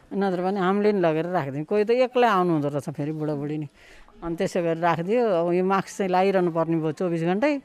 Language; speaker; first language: Nepali; native; Nepali